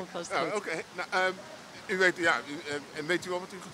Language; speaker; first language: Dutch; native; Dutch